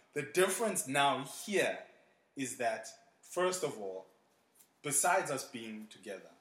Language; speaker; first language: English; non-native, local second language; Xhosa